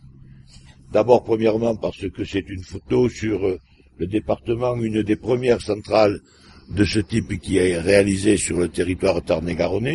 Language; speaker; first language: French; native; French